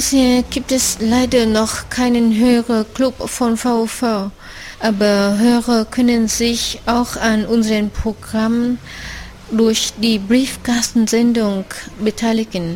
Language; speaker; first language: German; non-native, fluent; Vietnamese